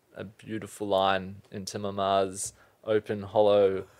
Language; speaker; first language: English; native; English